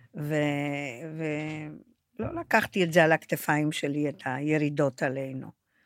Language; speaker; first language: Hebrew; non-native, fluent; Romanian